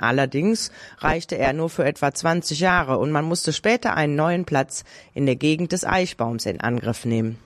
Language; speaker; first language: German; native; German